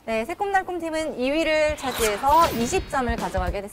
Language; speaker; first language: Korean; native; Korean